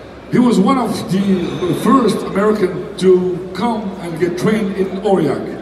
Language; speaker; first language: English; non-native, fluent; French